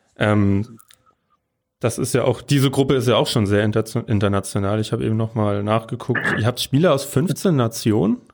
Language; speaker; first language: German; native; German